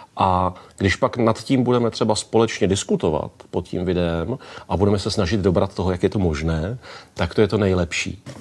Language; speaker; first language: Czech; native; Czech